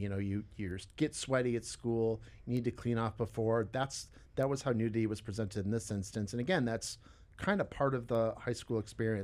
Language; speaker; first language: English; native; English